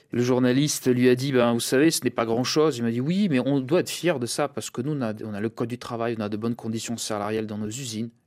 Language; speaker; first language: French; early bilingual, other home language; Russian